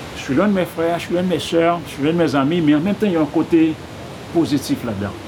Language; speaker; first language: French; native; French